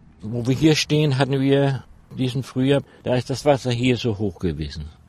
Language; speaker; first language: German; native; German